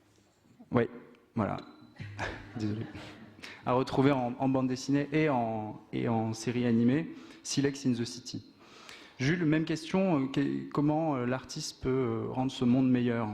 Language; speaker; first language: French; native; French